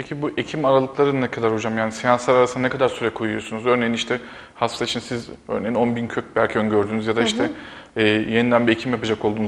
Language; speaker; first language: Turkish; native; Turkish